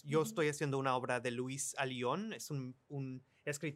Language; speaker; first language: Spanish; early bilingual, other home language; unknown